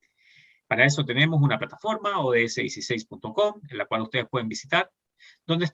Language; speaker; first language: Spanish; native; Spanish